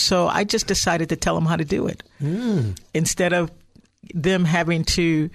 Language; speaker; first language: English; native; English